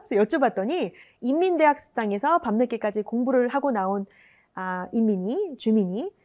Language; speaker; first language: Korean; native; Korean